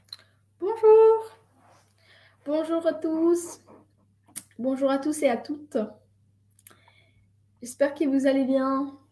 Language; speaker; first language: French; non-native, fluent; Spanish